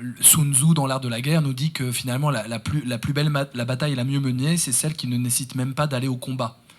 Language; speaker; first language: French; native; French